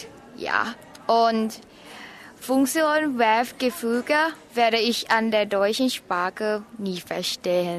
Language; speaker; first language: German; non-native, learner; Thai